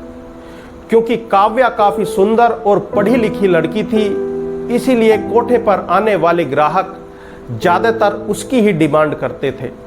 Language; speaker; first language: Hindi; native; Hindi